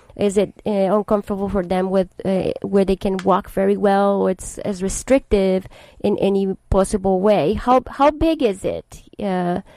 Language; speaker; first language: English; non-native, fluent; Spanish